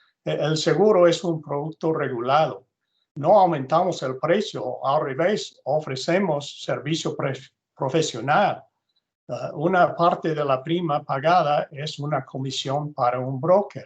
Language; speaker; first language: Spanish; non-native, fluent; English